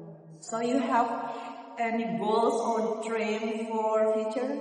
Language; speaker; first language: English; non-native, learner; Indonesian